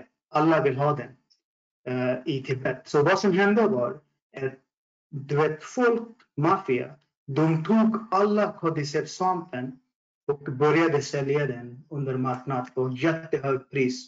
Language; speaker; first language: Swedish; non-native, fluent; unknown